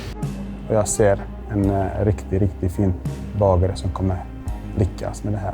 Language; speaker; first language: Swedish; non-native, fluent; Bosnian